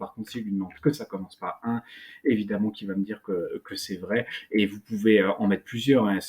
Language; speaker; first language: French; native; French